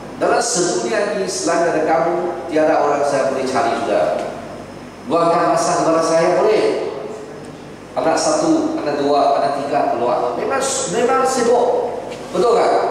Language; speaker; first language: Malay; non-native, local second language; Chinese